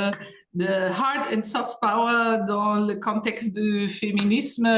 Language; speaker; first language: French; non-native, fluent; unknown